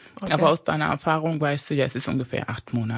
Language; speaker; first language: German; non-native, fluent; Spanish